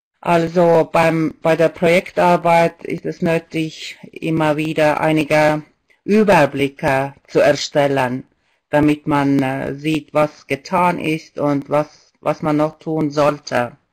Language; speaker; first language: German; non-native, fluent; Estonian